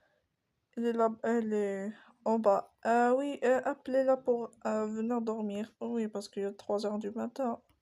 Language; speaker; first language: French; native; French